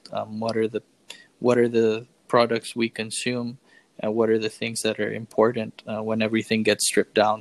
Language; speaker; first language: English; non-native, local second language; Filipino